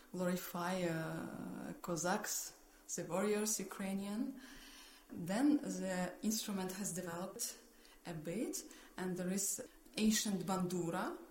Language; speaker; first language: English; non-native, fluent; Ukrainian